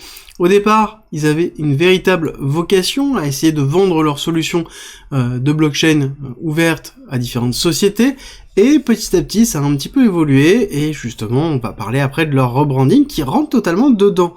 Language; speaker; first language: French; native; French